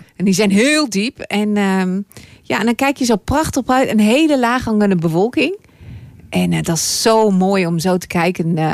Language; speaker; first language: Dutch; non-native, fluent; English